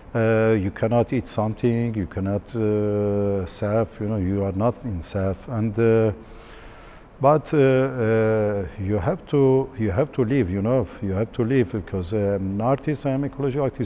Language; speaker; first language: English; non-native, learner; Turkish